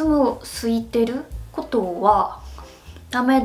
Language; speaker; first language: Japanese; non-native, fluent; Korean